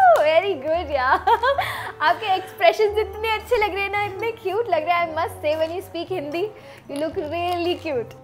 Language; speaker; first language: Hindi; native; Hindi